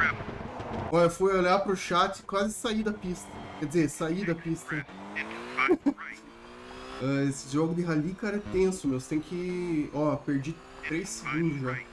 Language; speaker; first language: Portuguese; native; Portuguese